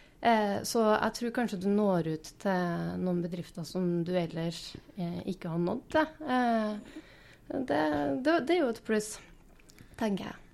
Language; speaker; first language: Norwegian; native; Norwegian